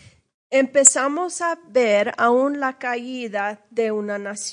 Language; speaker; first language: Spanish; early bilingual, heritage; English